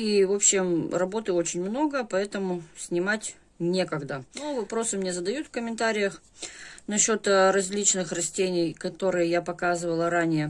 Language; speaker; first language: Russian; native; Russian